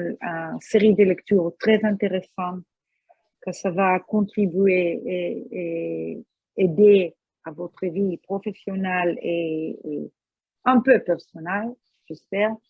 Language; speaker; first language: French; non-native, fluent; Hebrew